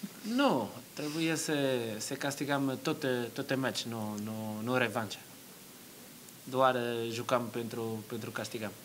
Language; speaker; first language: Romanian; non-native, learner; Portuguese